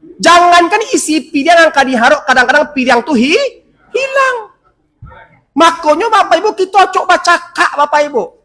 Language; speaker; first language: Indonesian; non-native, local second language; Minangkabau